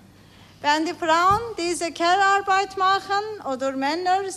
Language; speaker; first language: German; non-native, learner; Turkish